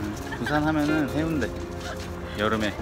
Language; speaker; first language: Korean; non-native, fluent; Swedish